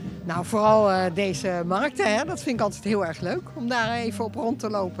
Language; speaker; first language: Dutch; native; Dutch